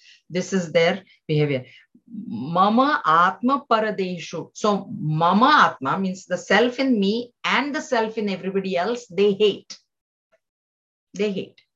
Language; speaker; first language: English; non-native, local second language; Marathi